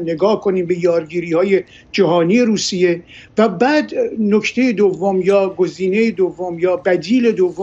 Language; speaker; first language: Persian; native; Persian